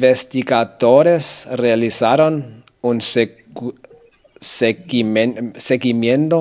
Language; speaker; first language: Spanish; non-native, learner; Danish